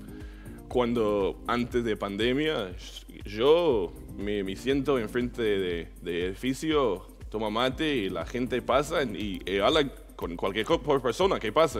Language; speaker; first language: Spanish; non-native, learner; English